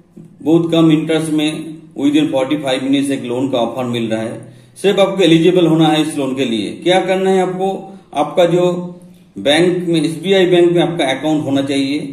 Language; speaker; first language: Hindi; non-native, local second language; Bangla